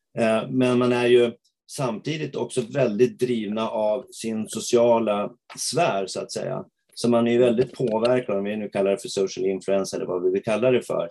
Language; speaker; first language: Swedish; native; Swedish